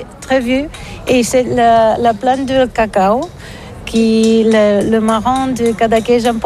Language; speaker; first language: French; non-native, learner; Catalan